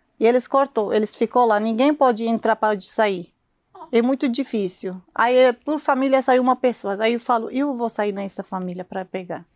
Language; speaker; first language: Portuguese; non-native, learner; Arabic